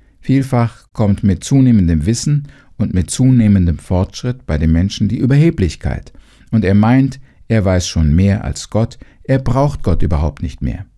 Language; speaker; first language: German; native; German